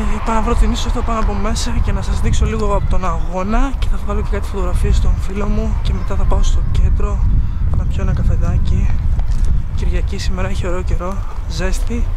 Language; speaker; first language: Greek; native; Greek